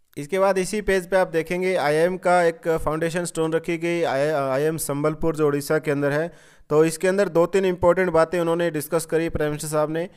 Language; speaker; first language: Hindi; native; Hindi